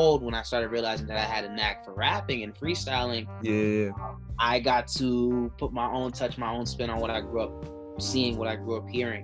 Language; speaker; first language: English; native; English